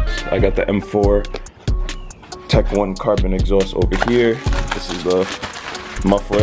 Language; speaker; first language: English; native; English